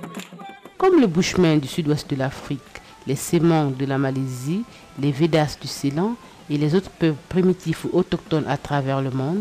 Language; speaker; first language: French; non-native, local second language; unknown